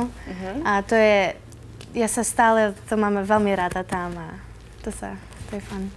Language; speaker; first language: Slovak; early bilingual, heritage; Slovak